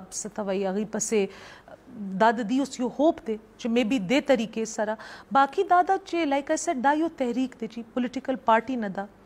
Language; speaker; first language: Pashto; non-native, local second language; Northern Hindko